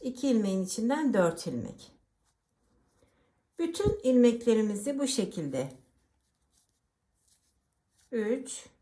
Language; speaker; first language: Turkish; native; Turkish